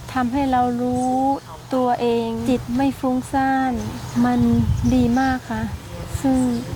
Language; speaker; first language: Thai; native; Thai